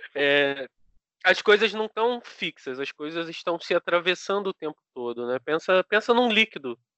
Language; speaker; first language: Portuguese; native; Portuguese